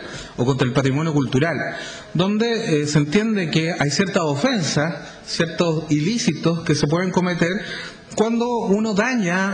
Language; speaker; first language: Spanish; native; Spanish